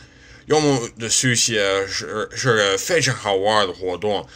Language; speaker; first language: Chinese; non-native, learner; English